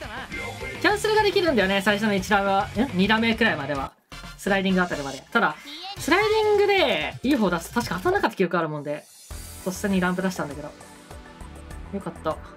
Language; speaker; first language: Japanese; native; Japanese